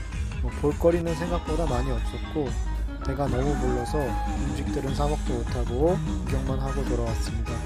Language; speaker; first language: Korean; native; Korean